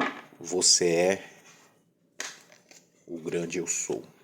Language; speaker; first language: Portuguese; native; Portuguese